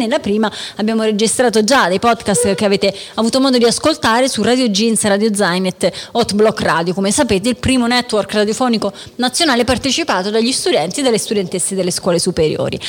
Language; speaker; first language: Italian; native; Italian